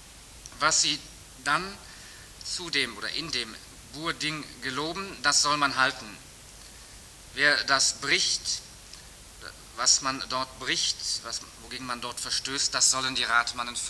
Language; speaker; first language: German; native; German